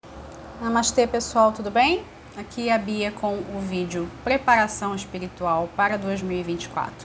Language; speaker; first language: Portuguese; native; Portuguese